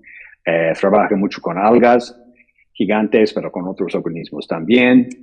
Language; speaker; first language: Spanish; non-native, fluent; English